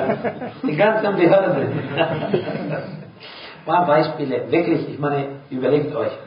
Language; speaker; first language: German; non-native, fluent; Arabic